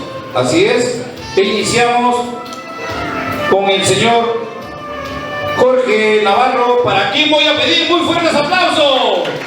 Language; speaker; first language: Spanish; native; Spanish